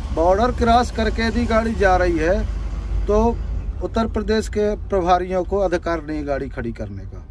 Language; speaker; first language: Hindi; native; Hindi